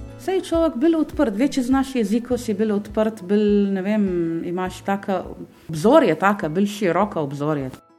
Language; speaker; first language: Slovenian; non-native, fluent; Arabic